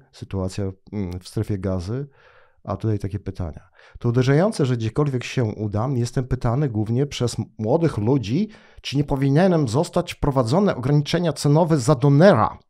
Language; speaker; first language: Polish; native; Polish